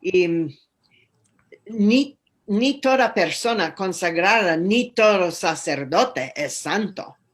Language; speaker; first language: Spanish; non-native, fluent; English